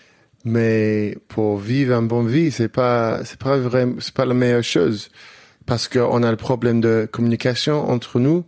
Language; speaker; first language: French; non-native, learner; English